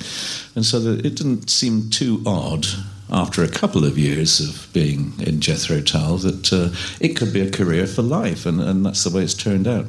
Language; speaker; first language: English; native; English